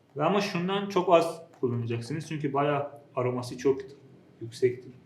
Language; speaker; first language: Turkish; non-native, fluent; Persian